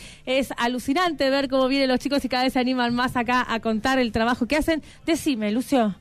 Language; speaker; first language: Spanish; native; Spanish